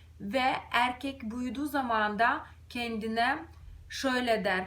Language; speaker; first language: Turkish; non-native, fluent; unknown